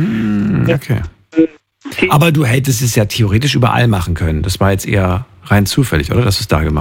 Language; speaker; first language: German; native; German